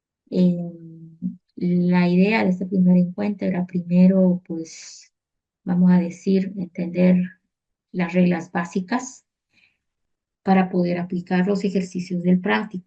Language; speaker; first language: Spanish; native; Spanish